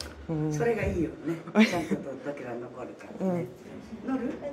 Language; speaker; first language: Japanese; native; Japanese